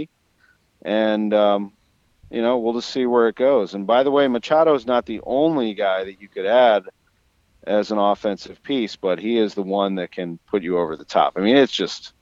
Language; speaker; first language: English; native; English